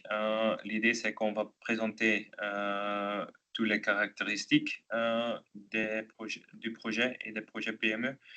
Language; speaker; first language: French; non-native, local second language; Dutch